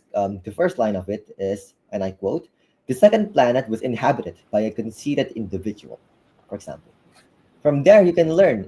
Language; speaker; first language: English; non-native, fluent; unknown